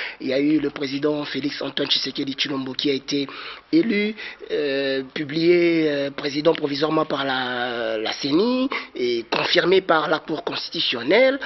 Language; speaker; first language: French; non-native, local second language; Lingala